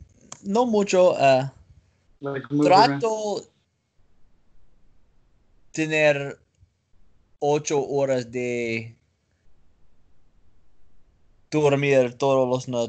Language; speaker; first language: Spanish; non-native, learner; English